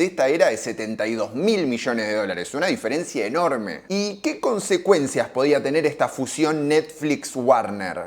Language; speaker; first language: Spanish; native; Spanish